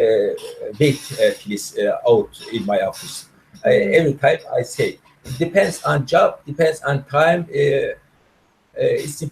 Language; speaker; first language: English; non-native, learner; Turkish